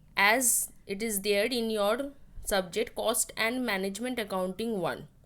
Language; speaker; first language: English; non-native, local second language; Bangla